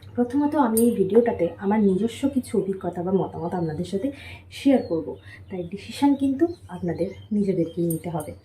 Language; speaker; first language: Bangla; native; Bangla